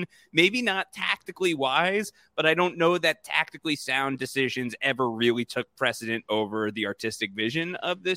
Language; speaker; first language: English; native; English